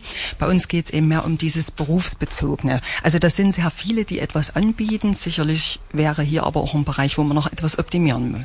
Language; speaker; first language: German; native; German